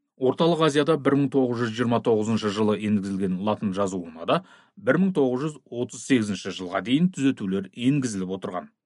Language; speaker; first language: Kazakh; native; Kazakh